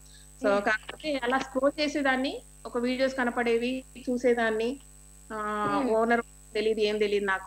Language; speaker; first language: Telugu; native; Telugu